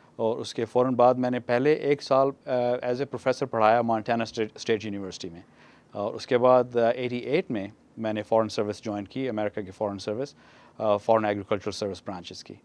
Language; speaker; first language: Urdu; non-native, local second language; Punjabi